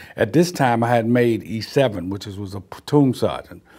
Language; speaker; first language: English; native; English